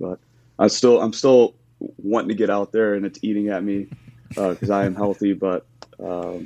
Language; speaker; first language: English; native; English